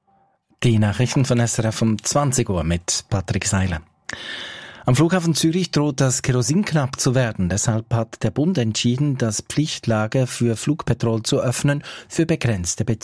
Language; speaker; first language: German; native; German